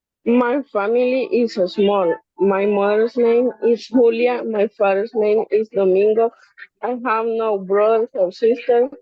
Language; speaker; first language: English; non-native, learner; Spanish